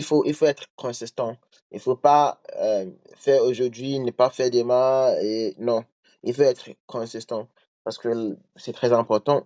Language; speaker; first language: French; non-native, learner; English